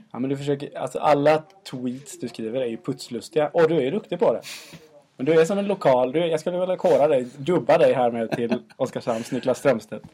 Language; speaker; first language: Swedish; native; Swedish